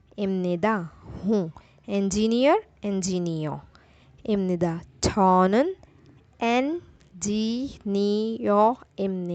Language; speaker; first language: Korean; non-native, fluent; Urdu